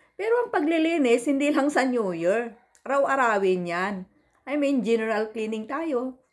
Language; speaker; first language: Filipino; native; Filipino